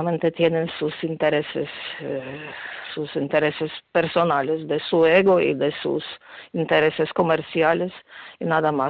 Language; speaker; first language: Spanish; non-native, fluent; Ukrainian